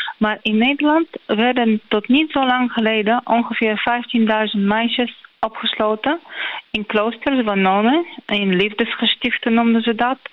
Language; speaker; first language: Dutch; non-native, fluent; Bulgarian